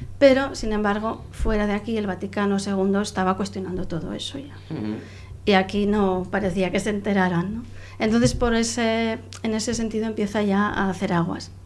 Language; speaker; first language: Spanish; non-native, local second language; Catalan